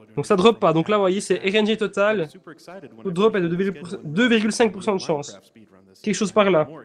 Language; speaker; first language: French; native; French